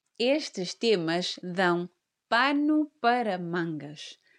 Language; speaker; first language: Portuguese; native; Portuguese